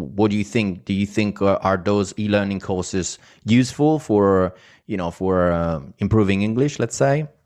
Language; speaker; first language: English; non-native, fluent; Italian